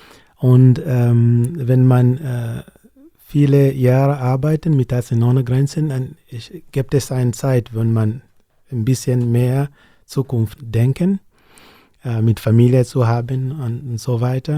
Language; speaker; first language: German; non-native, learner; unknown